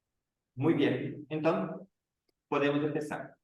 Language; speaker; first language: Spanish; non-native, fluent; Portuguese